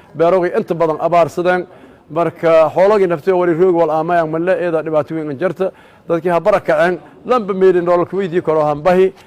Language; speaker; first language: Somali; non-native, local second language; Maay